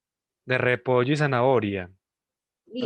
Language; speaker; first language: Spanish; native; Spanish